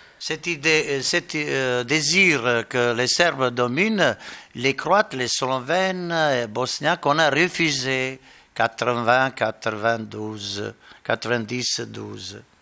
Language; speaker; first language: French; non-native, learner; Bosnian